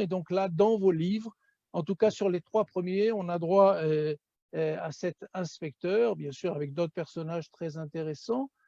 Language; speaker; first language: French; native; French